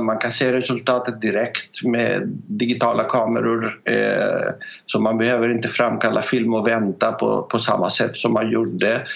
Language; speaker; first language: Swedish; non-native, fluent; Greek